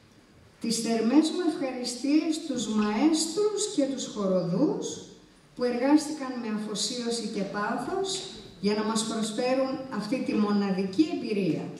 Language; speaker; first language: Greek; native; Greek